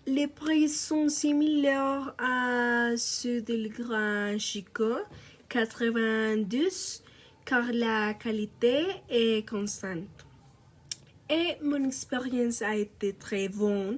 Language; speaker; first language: French; non-native, learner; Spanish